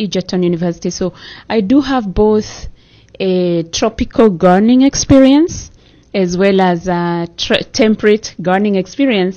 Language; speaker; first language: English; non-native, local second language; Kikuyu